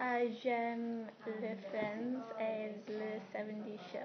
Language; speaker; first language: French; non-native, learner; English